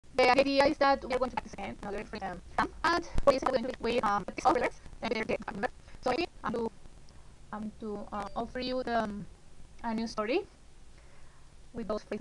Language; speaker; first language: English; non-native, fluent; Spanish